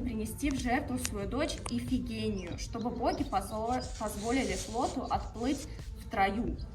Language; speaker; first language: Russian; native; Russian